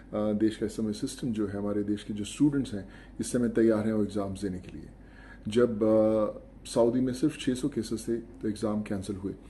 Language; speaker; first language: Hindi; non-native, local second language; Punjabi